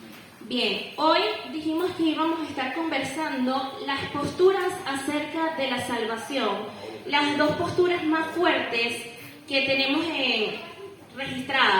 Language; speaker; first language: Spanish; native; Spanish